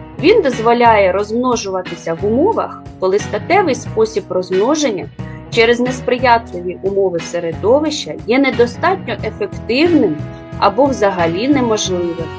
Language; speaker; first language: Ukrainian; native; Ukrainian